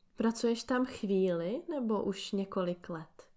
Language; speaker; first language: Czech; native; Czech